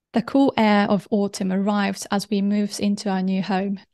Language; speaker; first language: English; non-native, fluent; Japanese